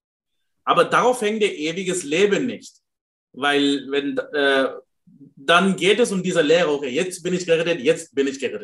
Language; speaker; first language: German; non-native, fluent; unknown